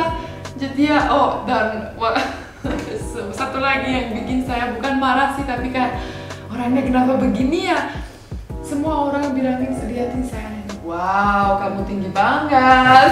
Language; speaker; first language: Indonesian; non-native, fluent; Romanian